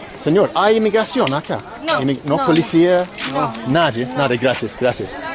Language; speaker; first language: Spanish; non-native, learner; English